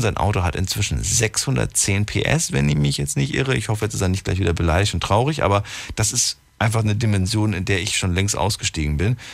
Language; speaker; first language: German; native; German